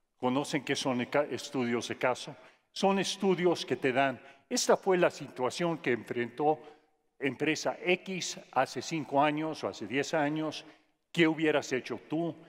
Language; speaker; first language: Spanish; non-native, fluent; English